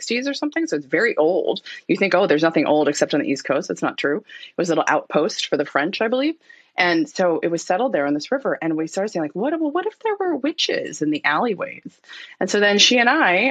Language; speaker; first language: English; native; English